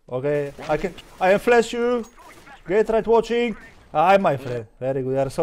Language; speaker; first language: English; non-native, learner; Polish